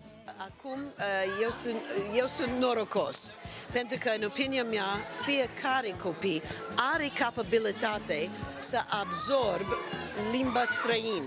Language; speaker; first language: Romanian; non-native, learner; English